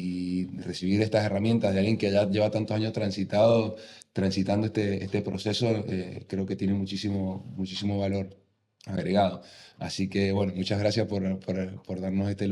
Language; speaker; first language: Spanish; native; Spanish